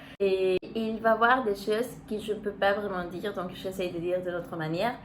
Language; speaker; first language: French; non-native, learner; Spanish